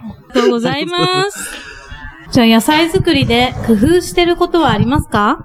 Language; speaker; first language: Japanese; native; Japanese